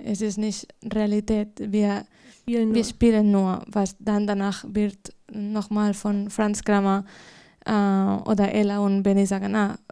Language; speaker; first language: German; non-native, fluent; Spanish